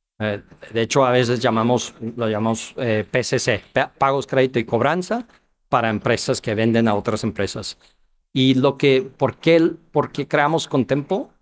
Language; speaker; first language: Spanish; non-native, fluent; English